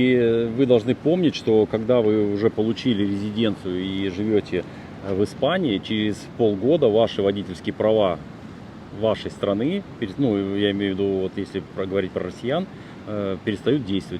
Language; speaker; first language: Russian; native; Russian